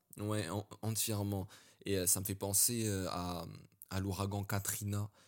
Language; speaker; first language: French; early bilingual, other home language; Arabic